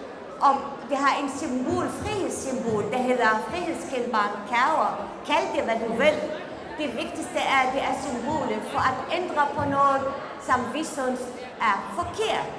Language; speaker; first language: Danish; non-native, fluent; Central Kurdish